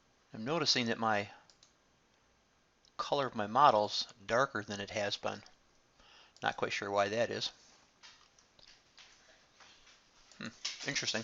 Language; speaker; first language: English; native; English